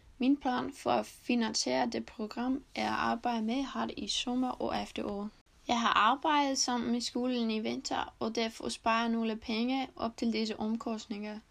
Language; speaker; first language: Danish; non-native, learner; Icelandic